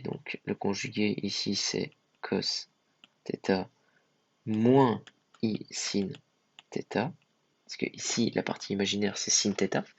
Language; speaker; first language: French; native; French